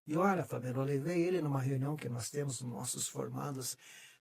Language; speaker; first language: Portuguese; native; Portuguese